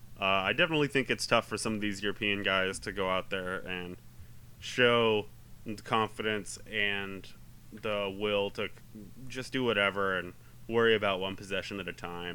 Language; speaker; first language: English; native; English